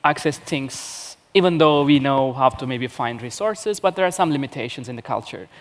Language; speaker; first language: English; non-native, fluent; Turkish